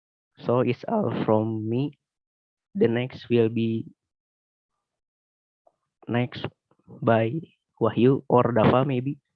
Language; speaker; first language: English; non-native, learner; Indonesian